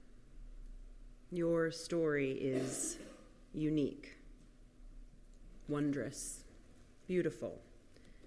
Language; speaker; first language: English; native; English